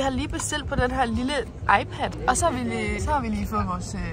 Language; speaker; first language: Danish; native; Danish